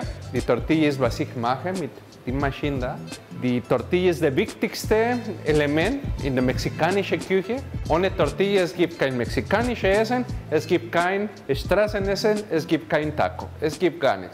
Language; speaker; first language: German; non-native, fluent; Spanish